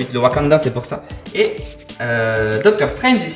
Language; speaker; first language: French; native; French